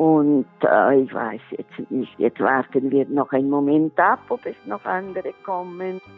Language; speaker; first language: German; non-native, local second language; Italian